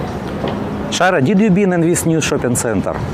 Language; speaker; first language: English; non-native, learner; Russian